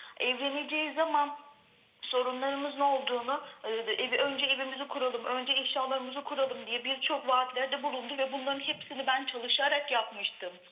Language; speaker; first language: Turkish; native; Turkish